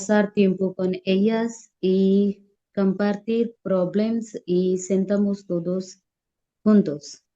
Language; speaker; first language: Spanish; non-native, learner; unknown